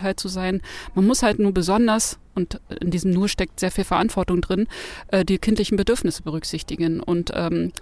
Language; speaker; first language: German; native; German